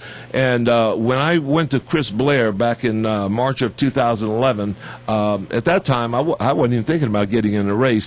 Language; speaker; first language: English; native; English